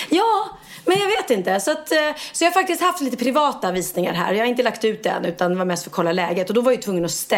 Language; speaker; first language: Swedish; native; Swedish